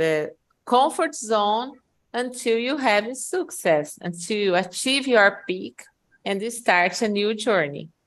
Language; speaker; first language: English; non-native, fluent; Portuguese